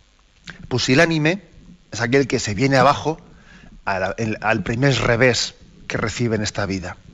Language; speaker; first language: Spanish; native; Spanish